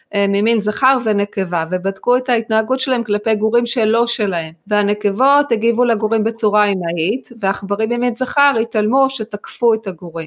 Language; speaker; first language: Hebrew; native; Hebrew